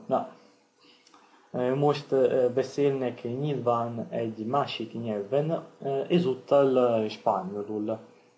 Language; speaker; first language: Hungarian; non-native, learner; Italian